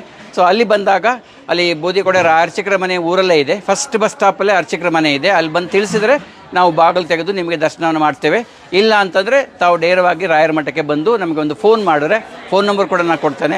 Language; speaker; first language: Kannada; native; Kannada